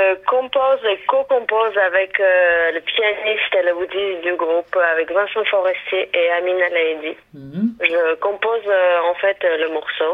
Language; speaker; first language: French; non-native, fluent; Armenian